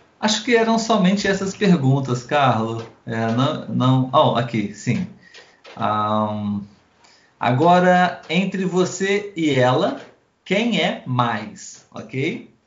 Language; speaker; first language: Portuguese; native; Portuguese